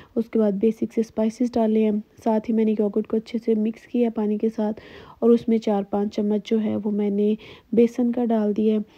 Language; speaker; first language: Urdu; native; Urdu